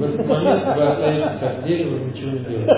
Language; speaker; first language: Russian; native; Russian